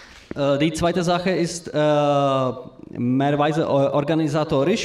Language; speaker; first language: German; non-native, learner; Czech